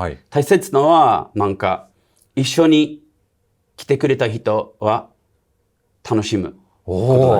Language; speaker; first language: Japanese; non-native, learner; English